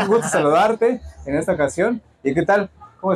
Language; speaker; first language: Spanish; native; Spanish